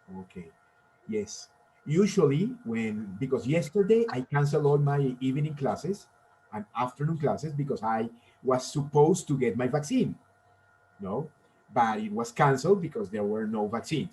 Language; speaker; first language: English; non-native, fluent; Spanish